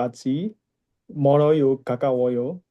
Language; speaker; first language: Korean; non-native, learner; Burmese